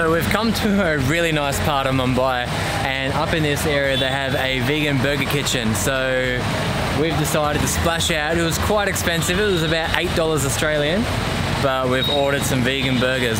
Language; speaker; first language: English; native; English